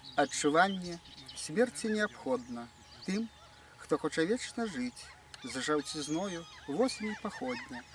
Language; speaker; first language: Belarusian; native; Belarusian